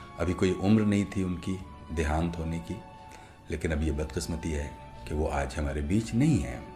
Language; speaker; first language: Hindi; native; Hindi